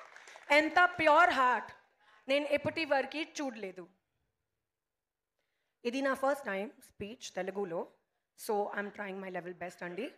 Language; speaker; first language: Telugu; non-native, local second language; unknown